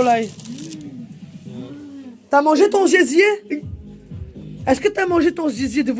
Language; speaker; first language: French; native; French